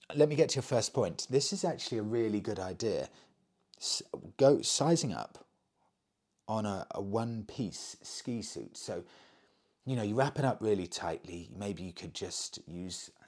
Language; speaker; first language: English; native; English